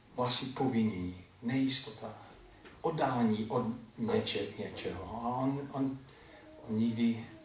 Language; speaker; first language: Czech; non-native, fluent; English